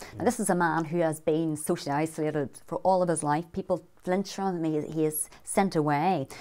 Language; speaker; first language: English; native; English